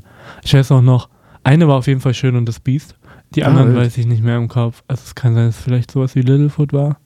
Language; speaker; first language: German; native; German